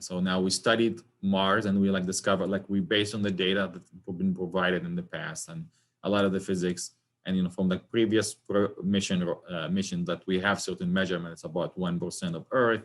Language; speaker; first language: English; non-native, fluent; Arabic